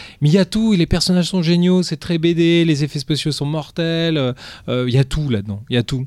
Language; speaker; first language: French; early bilingual, other home language; Portuguese